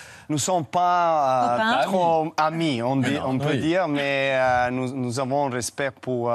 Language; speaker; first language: French; non-native, learner; Serbian